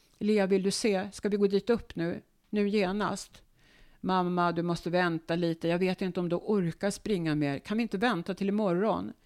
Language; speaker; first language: Swedish; native; Swedish